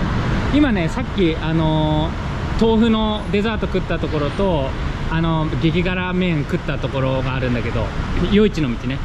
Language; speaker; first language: Japanese; native; Japanese